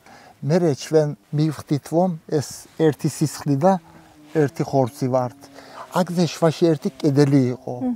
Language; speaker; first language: Georgian; early bilingual, heritage; Georgian